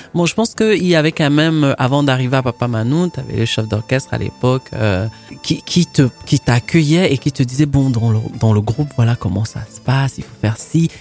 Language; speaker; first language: French; non-native, local second language; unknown